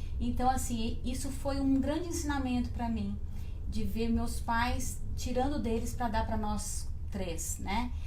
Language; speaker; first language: Portuguese; native; Portuguese